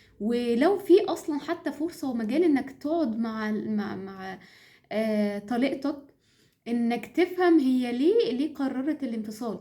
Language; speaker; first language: Arabic; native; Arabic